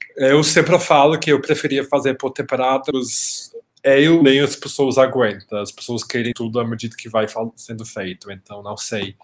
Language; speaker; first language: Portuguese; non-native, fluent; English